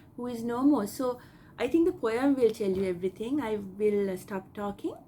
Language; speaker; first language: English; non-native, local second language; Sinhala